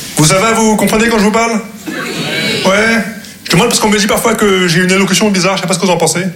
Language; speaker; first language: French; non-native, local second language; Arabic